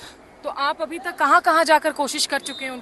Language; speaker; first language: Hindi; native; Hindi